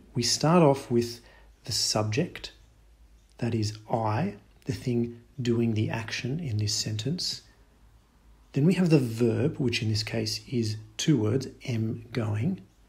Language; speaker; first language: English; native; English